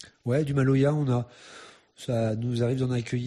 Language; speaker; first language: French; native; French